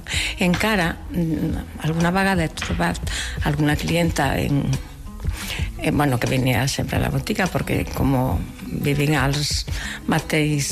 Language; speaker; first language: Catalan; non-native, local second language; Galician